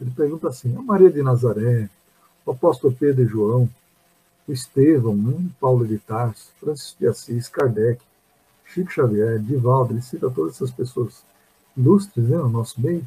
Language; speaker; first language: Portuguese; native; Portuguese